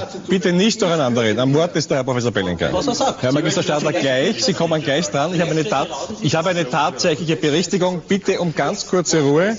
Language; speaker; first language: German; native; German